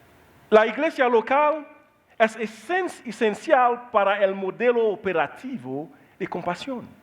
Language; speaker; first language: Spanish; non-native, learner; Haitian Creole